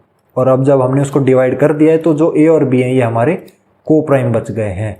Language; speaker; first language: Hindi; native; Hindi